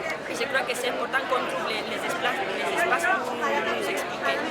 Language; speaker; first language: French; non-native, fluent; Spanish